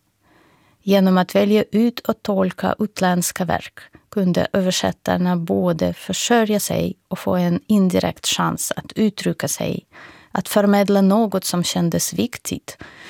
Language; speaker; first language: Swedish; non-native, fluent; Russian